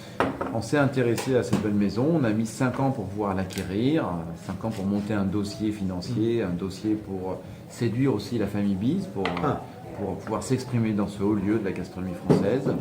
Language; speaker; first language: French; native; French